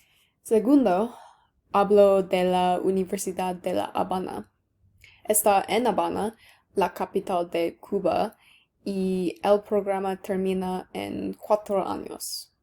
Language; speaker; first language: Spanish; non-native, learner; English